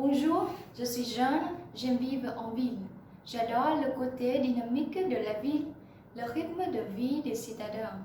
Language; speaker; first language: French; non-native, learner; Vietnamese